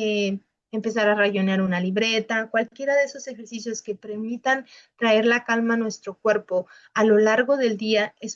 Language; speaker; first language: Spanish; native; Spanish